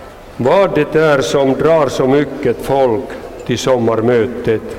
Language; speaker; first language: Swedish; non-native, local second language; Finnish